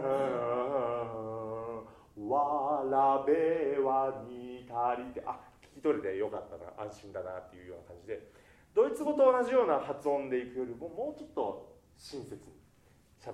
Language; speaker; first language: Japanese; native; Japanese